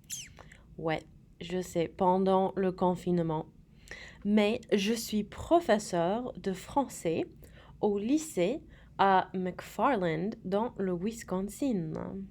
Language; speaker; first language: French; non-native, fluent; English